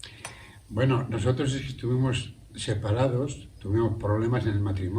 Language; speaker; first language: Spanish; native; Spanish